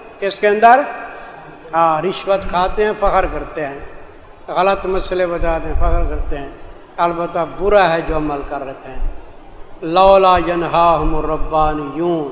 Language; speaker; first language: Urdu; non-native, local second language; Saraiki